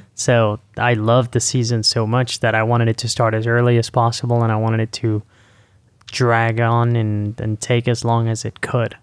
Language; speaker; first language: English; non-native, fluent; Spanish